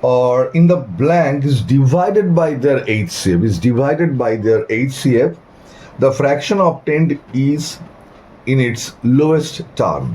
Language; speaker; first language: English; non-native, local second language; Bangla